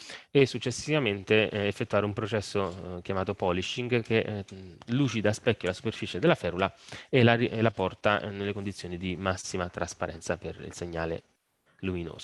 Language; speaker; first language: Italian; native; Italian